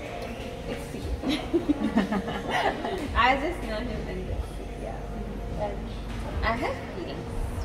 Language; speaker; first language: English; early bilingual, other home language; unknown